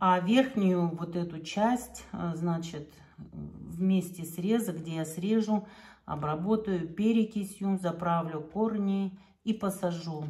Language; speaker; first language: Russian; native; Russian